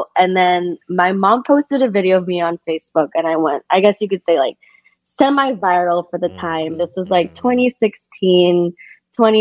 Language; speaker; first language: English; native; English